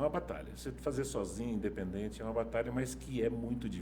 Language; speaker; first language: Portuguese; native; Portuguese